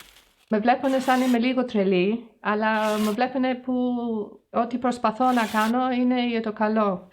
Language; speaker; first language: Greek; non-native, fluent; English